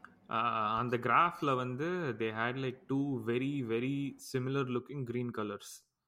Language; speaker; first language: English; non-native, local second language; Tamil